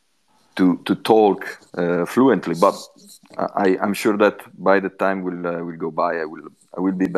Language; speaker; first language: English; non-native, fluent; Italian